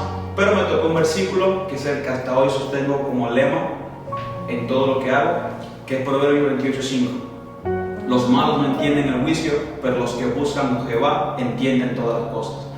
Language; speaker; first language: Spanish; native; Spanish